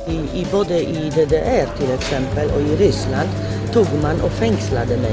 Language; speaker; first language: Swedish; non-native, fluent; Polish